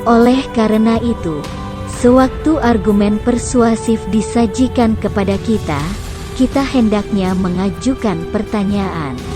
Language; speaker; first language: Indonesian; native; Indonesian